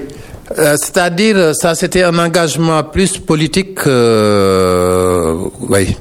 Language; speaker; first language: French; non-native, local second language; Wolof